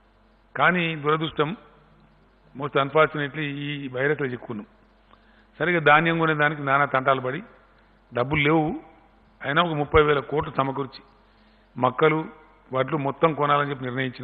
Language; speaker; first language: Telugu; native; Telugu